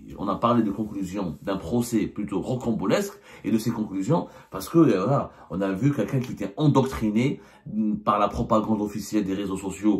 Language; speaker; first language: French; non-native, local second language; Arabic